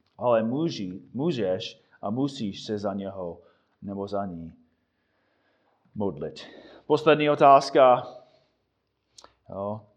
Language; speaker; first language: Czech; non-native, fluent; English